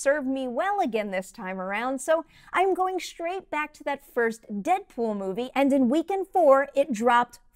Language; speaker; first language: English; native; English